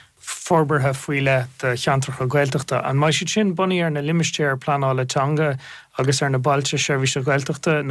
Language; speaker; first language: Irish; native; Irish